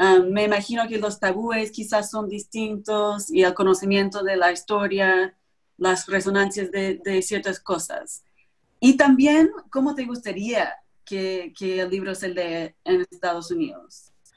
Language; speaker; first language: Spanish; non-native, fluent; English